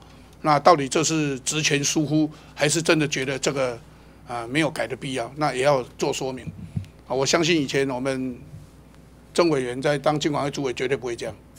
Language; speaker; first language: Chinese; native; Chinese